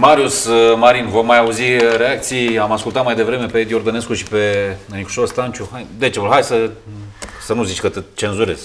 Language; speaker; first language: Romanian; native; Romanian